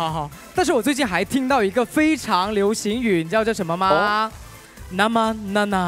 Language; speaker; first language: Chinese; native; Chinese